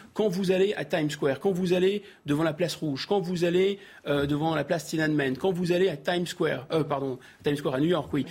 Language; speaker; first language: French; native; French